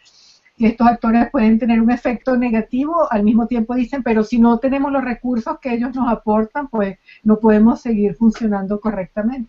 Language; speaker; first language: Spanish; non-native, fluent; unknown